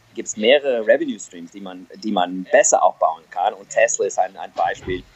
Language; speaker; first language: German; non-native, fluent; English